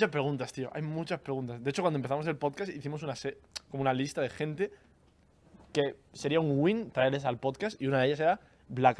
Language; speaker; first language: Spanish; native; Spanish